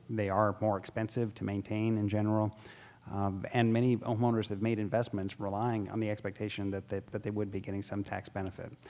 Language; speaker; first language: English; native; English